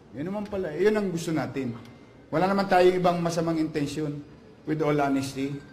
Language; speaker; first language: Filipino; native; Filipino